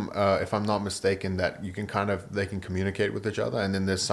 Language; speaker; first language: English; native; English